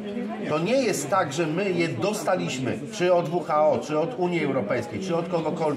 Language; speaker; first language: Polish; native; Polish